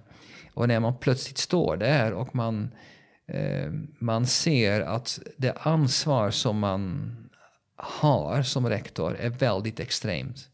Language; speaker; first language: Swedish; non-native, fluent; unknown